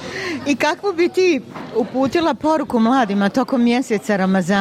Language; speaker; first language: Serbian; native; Serbian